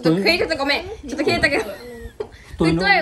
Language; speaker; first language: Japanese; early bilingual, heritage; English